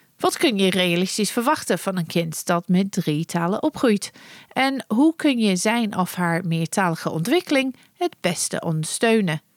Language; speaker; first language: Dutch; non-native, fluent; English